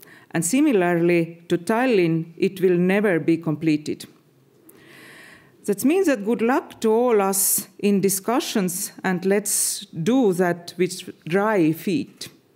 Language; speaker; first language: English; non-native, fluent; Estonian